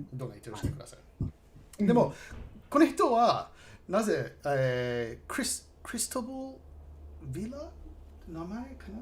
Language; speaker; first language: Japanese; non-native, fluent; English